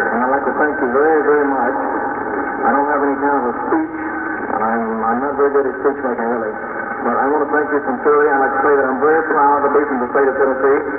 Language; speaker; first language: English; native; English